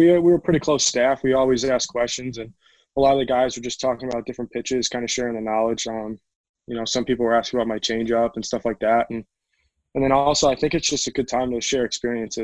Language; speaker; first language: English; native; English